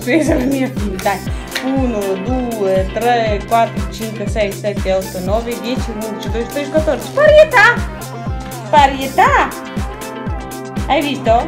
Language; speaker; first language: Italian; non-native, fluent; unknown